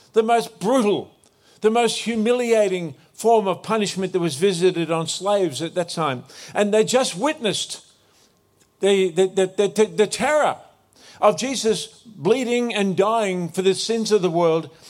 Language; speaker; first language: English; native; English